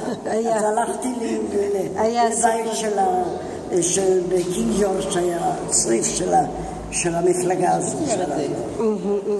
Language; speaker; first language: Hebrew; non-native, fluent; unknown